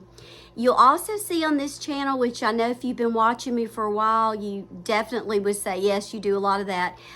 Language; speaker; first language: English; native; English